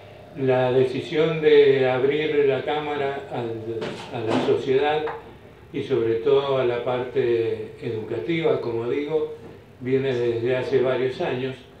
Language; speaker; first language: Spanish; native; Spanish